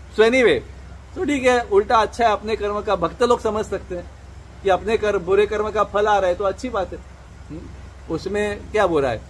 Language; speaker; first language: Hindi; non-native, local second language; Marathi